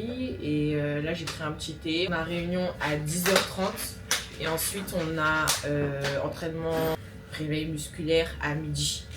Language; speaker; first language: French; native; French